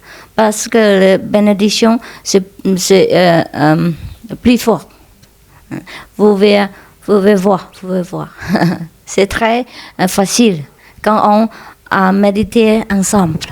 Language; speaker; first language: French; non-native, fluent; Vietnamese